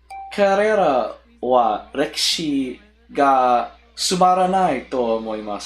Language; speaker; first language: Japanese; non-native, learner; English